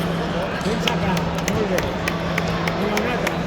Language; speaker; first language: Spanish; non-native, local second language; Catalan